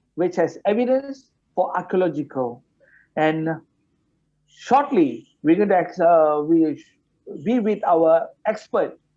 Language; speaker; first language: English; non-native, local second language; Malay